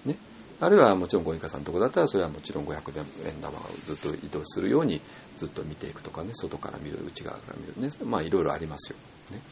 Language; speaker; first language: Japanese; native; Japanese